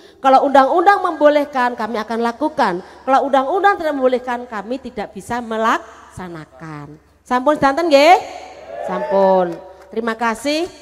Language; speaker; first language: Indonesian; non-native, local second language; Javanese